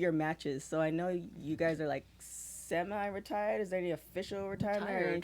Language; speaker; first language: English; native; English